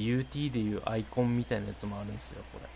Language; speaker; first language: Japanese; native; Japanese